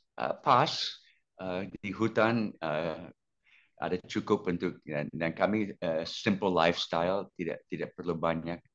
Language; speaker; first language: Indonesian; non-native, fluent; English